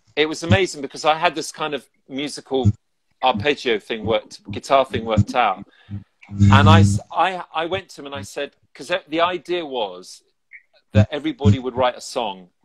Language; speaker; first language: English; native; English